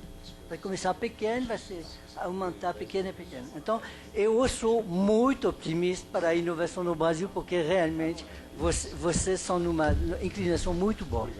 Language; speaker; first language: Portuguese; non-native, fluent; French